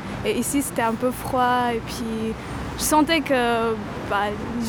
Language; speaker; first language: French; early bilingual, other home language; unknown